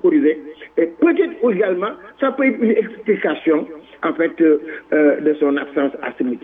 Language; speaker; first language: French; non-native, local second language; Wolof